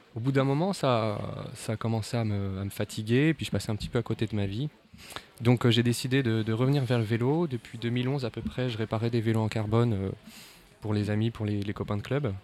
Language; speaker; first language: French; native; French